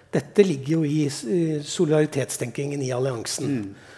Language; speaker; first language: Norwegian; native; Norwegian